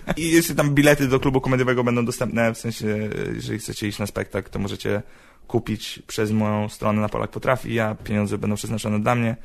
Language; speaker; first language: Polish; native; Polish